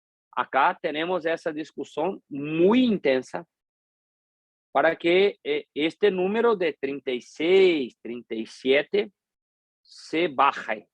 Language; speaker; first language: Spanish; non-native, fluent; Portuguese